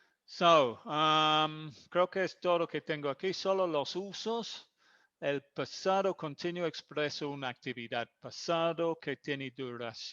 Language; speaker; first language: Spanish; non-native, fluent; English